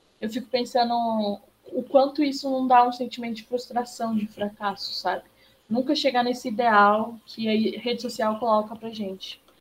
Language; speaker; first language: Portuguese; native; Portuguese